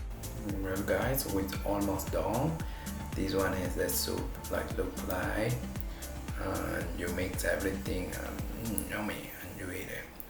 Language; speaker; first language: English; non-native, learner; Spanish